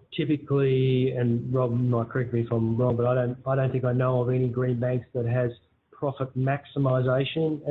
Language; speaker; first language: English; native; English